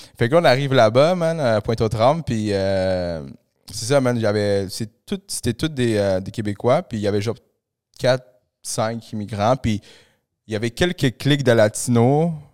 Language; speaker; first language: French; early bilingual, other home language; Spanish